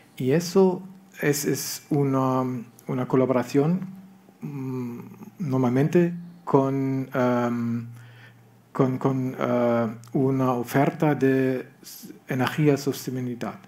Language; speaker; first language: Spanish; non-native, learner; German